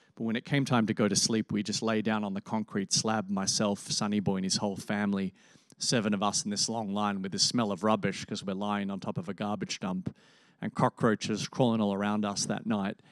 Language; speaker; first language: English; native; English